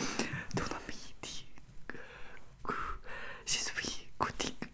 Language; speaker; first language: French; non-native, learner; Russian